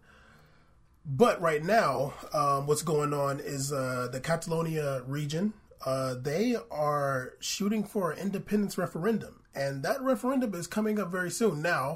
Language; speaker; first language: English; native; English